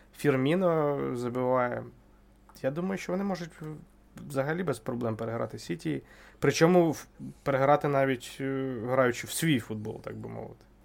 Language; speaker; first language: Ukrainian; native; Ukrainian